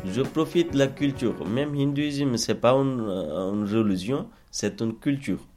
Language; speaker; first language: French; non-native, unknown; Bangla